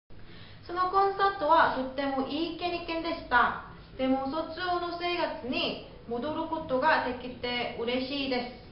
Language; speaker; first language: Japanese; non-native, learner; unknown